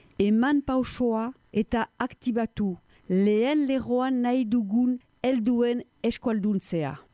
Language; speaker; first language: Basque; non-native, local second language; French